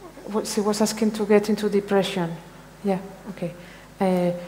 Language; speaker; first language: English; non-native, fluent; Spanish